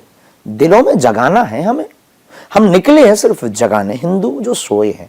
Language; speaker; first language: Hindi; native; Hindi